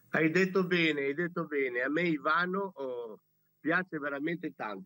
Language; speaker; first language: Italian; native; Italian